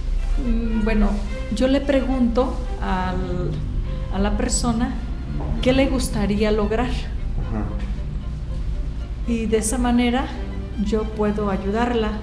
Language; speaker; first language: Spanish; native; Spanish